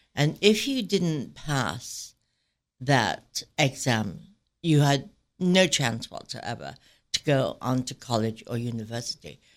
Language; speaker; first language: English; native; English